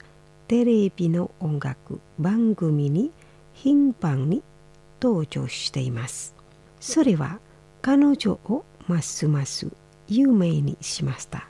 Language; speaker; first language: Japanese; non-native, fluent; Indonesian